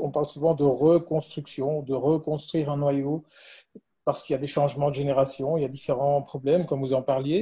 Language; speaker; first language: French; native; French